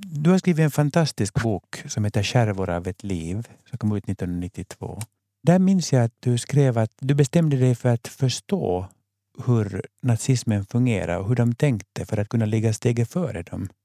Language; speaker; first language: Swedish; native; Swedish